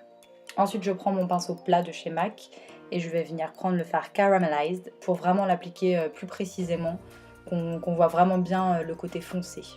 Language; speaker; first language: French; native; French